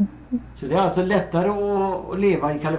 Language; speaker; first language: Swedish; native; Swedish